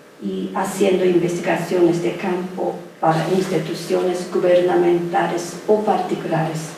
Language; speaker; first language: Spanish; non-native, fluent; Japanese